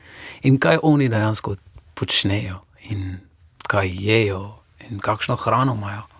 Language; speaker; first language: Slovenian; non-native, fluent; Persian